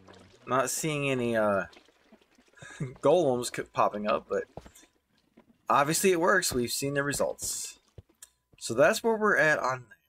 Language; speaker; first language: English; native; English